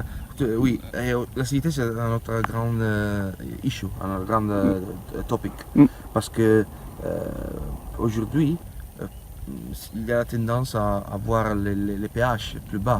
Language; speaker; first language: French; non-native, learner; Italian